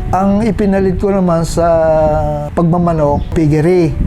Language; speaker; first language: Filipino; native; Filipino